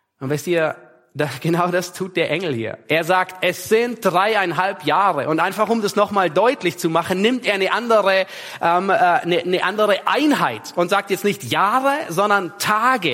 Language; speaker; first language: German; native; German